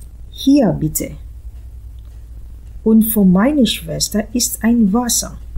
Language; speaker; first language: German; non-native, fluent; Filipino